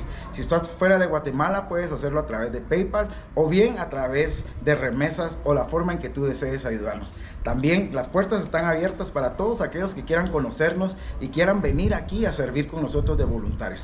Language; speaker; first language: Spanish; native; Spanish